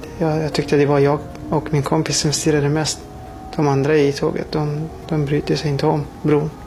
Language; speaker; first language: Swedish; non-native, fluent; Persian